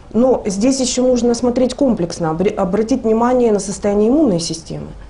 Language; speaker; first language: Russian; native; Russian